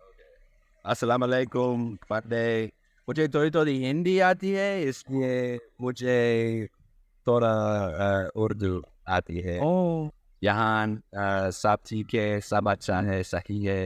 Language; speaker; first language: Hindi; non-native, learner; English